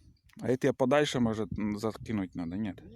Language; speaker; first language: Russian; native; Russian